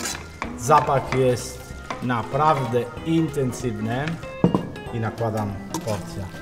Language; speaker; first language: Polish; non-native, learner; Italian